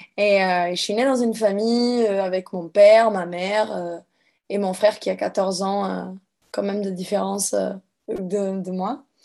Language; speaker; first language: French; non-native, fluent; Portuguese